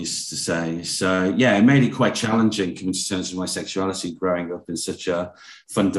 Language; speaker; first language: English; native; English